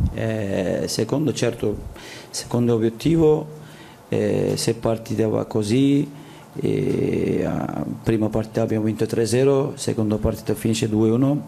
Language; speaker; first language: Italian; non-native, learner; Turkish